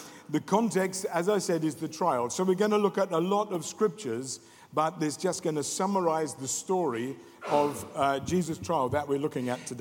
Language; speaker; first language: English; native; English